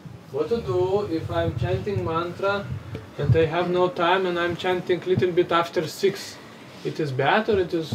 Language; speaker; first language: English; non-native, fluent; Lithuanian